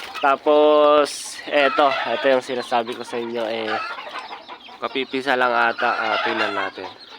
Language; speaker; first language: Filipino; native; Filipino